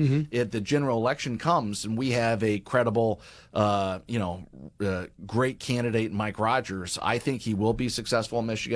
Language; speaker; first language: English; native; English